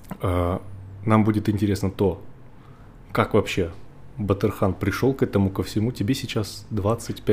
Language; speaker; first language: Russian; native; Russian